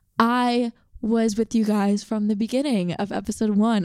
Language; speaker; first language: English; native; English